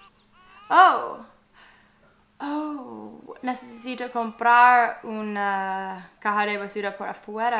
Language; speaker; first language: Spanish; non-native, learner; English